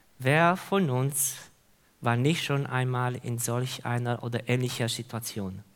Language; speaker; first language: German; non-native, fluent; Hungarian